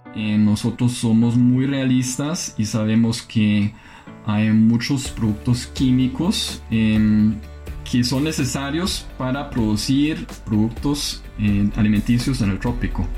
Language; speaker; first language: Spanish; non-native, fluent; German